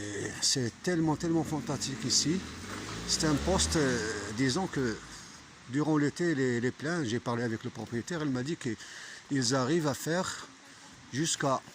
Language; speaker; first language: French; non-native, fluent; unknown